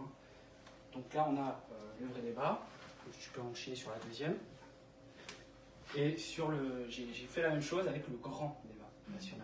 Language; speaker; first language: French; native; French